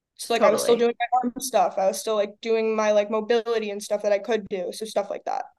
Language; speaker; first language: English; native; English